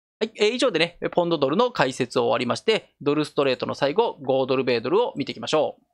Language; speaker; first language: Japanese; native; Japanese